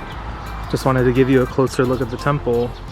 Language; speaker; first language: English; native; English